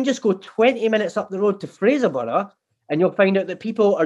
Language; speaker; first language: English; native; English